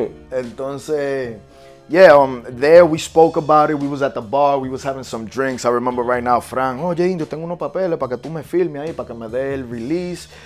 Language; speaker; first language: English; early bilingual, other home language; Spanish